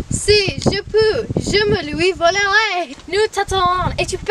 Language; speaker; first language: French; non-native, learner; English